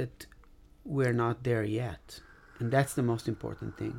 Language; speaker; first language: English; non-native, fluent; Hebrew